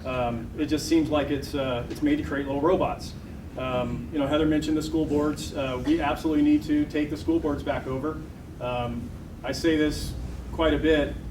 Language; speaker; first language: English; native; English